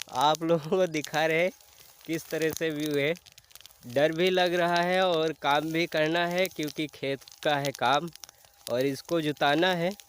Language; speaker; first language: Hindi; native; Hindi